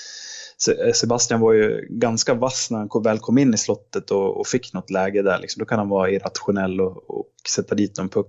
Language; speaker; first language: Swedish; native; Swedish